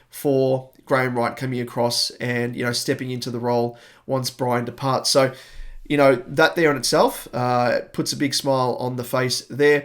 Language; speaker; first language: English; native; English